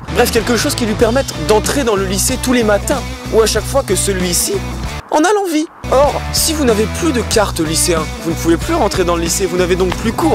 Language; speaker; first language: French; native; French